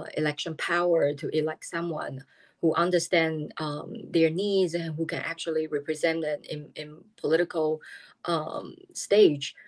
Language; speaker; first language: English; non-native, fluent; Chinese